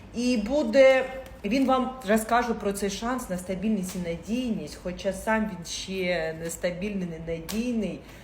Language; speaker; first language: Ukrainian; non-native, local second language; Russian